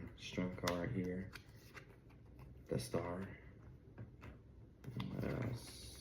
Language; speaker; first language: English; native; English